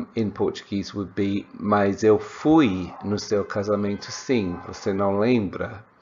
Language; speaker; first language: Portuguese; non-native, fluent; English